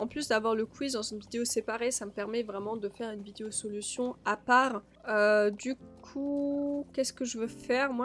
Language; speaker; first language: French; native; French